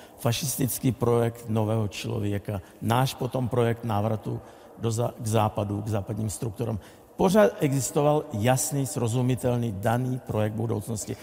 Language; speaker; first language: Czech; non-native, fluent; Russian